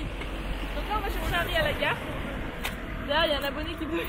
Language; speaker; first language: French; native; French